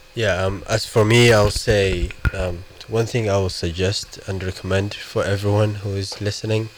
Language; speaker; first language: English; non-native, fluent; Somali